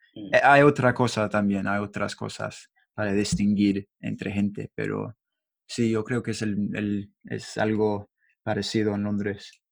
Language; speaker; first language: Spanish; non-native, learner; English